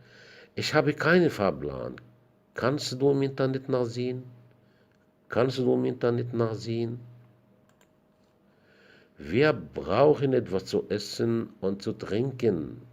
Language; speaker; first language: German; non-native, fluent; Arabic